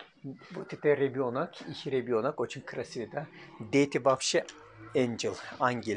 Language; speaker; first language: Russian; non-native, learner; Turkish